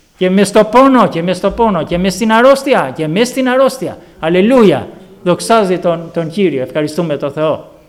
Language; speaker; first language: Greek; non-native, fluent; Albanian